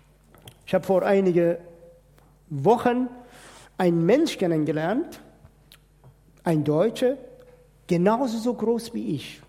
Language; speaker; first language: German; non-native, fluent; Persian